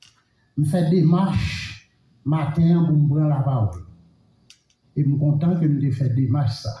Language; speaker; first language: French; non-native, local second language; Haitian Creole